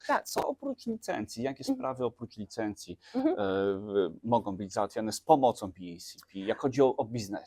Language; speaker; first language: Polish; native; Polish